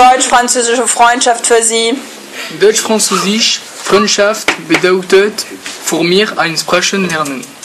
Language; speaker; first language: German; non-native, learner; French